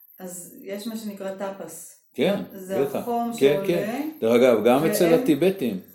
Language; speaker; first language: Hebrew; native; Hebrew